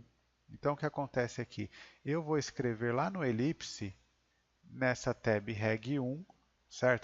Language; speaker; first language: Portuguese; native; Portuguese